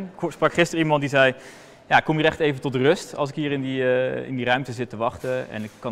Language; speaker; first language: Dutch; native; Dutch